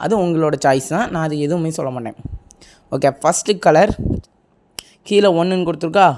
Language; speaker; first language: Tamil; native; Tamil